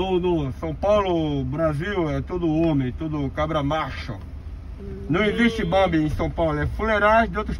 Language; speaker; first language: Portuguese; non-native, fluent; Filipino